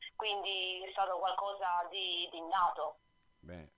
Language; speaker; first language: Italian; native; Italian